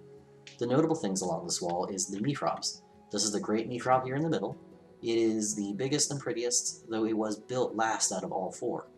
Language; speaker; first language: English; native; English